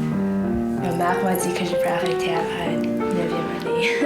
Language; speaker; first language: French; non-native, local second language; English